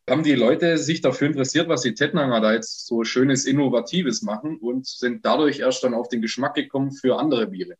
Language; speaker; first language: German; native; German